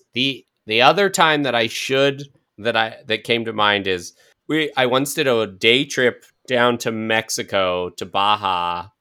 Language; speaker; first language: English; native; English